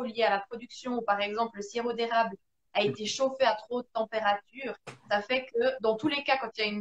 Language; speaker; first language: French; native; French